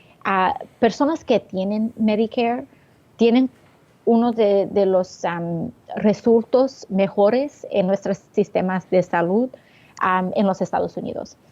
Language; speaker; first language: Spanish; early bilingual, heritage; English